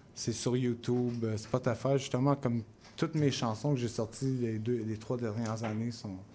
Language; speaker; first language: French; native; French